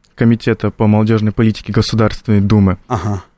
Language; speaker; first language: Russian; native; Russian